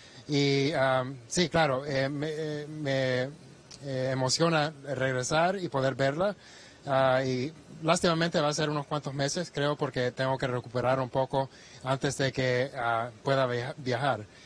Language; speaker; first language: Spanish; early bilingual, heritage; Spanish